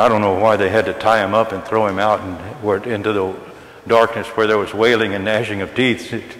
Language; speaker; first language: English; native; English